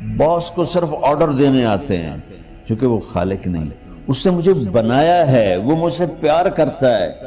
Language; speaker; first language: Urdu; non-native, local second language; Punjabi